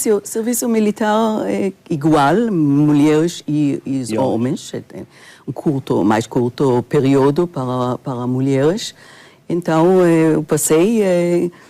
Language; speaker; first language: Portuguese; non-native, fluent; Hebrew